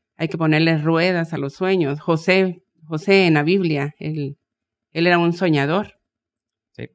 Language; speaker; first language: Spanish; native; Spanish